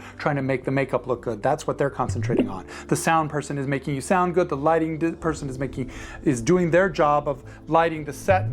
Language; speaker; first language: English; native; English